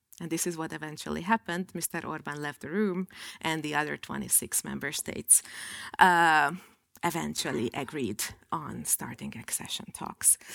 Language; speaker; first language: English; non-native, fluent; Hungarian